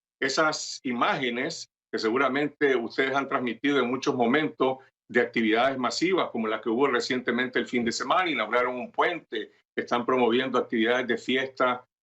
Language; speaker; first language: Spanish; native; Spanish